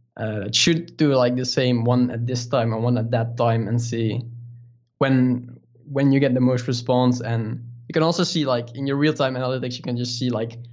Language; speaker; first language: English; non-native, fluent; Dutch